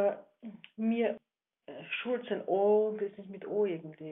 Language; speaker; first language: Greek; non-native, learner; German